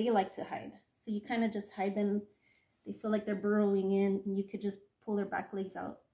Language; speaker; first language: English; native; English